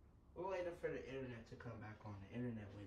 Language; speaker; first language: English; native; English